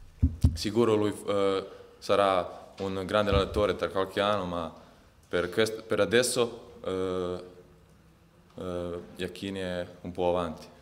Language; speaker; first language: Italian; non-native, fluent; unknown